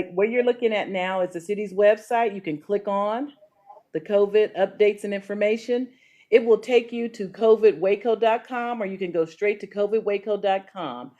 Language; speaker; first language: English; native; English